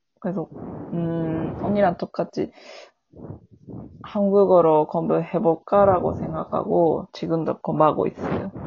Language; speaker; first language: Korean; non-native, learner; Japanese